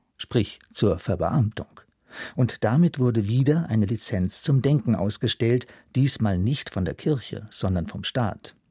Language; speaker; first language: German; native; German